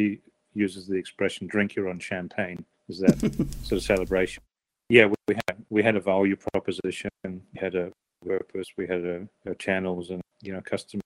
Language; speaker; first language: English; native; English